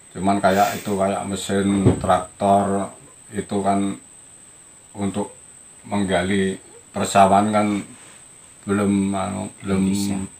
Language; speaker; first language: Indonesian; non-native, local second language; Javanese